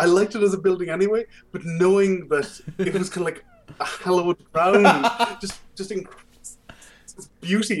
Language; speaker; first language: English; native; English